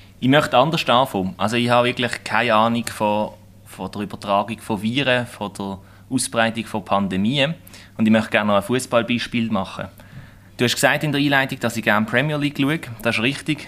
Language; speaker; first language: German; native; German